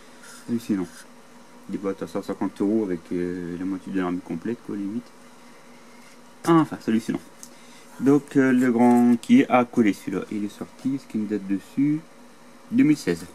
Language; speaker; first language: French; native; French